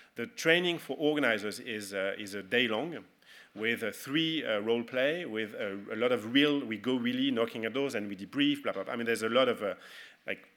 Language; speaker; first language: English; non-native, fluent; French